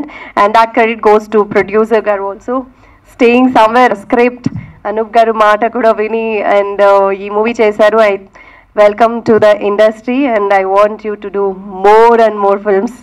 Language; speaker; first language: Telugu; non-native, local second language; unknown